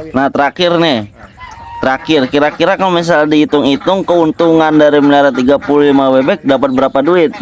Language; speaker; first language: Indonesian; native; Indonesian